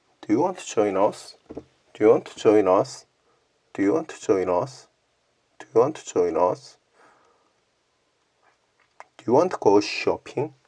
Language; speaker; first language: English; non-native, learner; Korean